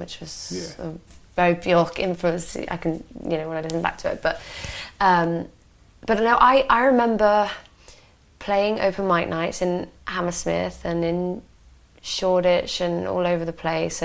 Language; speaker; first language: English; native; English